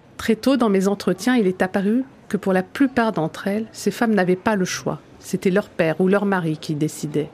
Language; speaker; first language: French; native; French